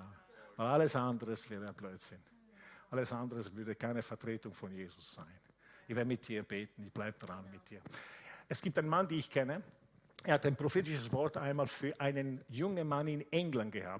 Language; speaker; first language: German; non-native, fluent; Italian